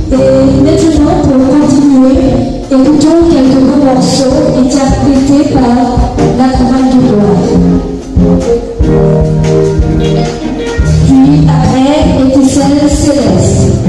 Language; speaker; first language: French; non-native, local second language; Haitian Creole